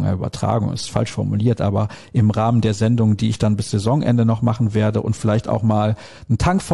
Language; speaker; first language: German; native; German